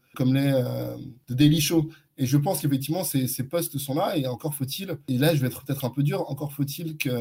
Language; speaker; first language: French; native; French